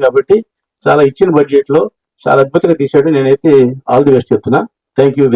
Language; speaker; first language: Telugu; native; Telugu